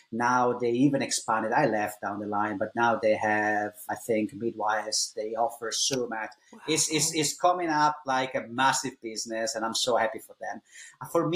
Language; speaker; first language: English; non-native, fluent; Italian